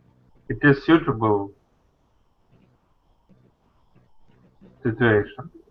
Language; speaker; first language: English; non-native, learner; Russian